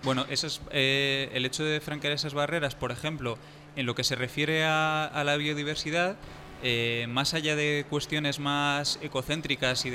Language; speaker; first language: Spanish; native; Spanish